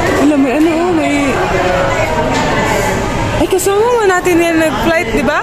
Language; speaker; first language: Filipino; non-native, local second language; Cebuano